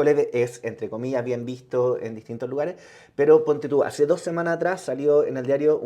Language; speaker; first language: Spanish; native; Spanish